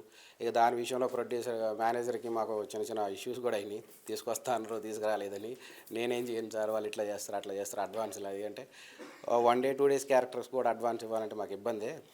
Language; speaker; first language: Telugu; native; Telugu